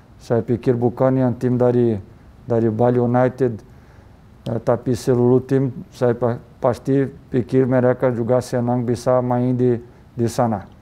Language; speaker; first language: Indonesian; non-native, learner; Portuguese